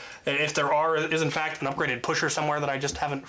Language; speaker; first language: English; native; English